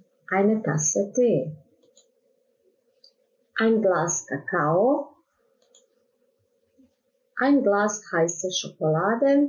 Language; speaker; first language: German; non-native, fluent; Croatian